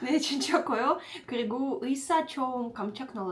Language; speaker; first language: Korean; non-native, learner; Russian